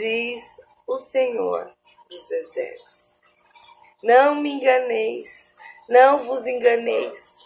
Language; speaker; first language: Portuguese; native; Portuguese